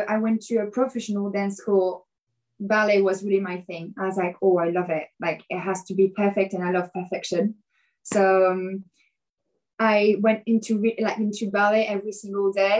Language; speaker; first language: English; non-native, fluent; French